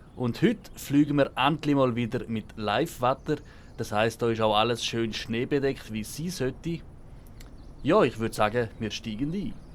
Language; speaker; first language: German; native; German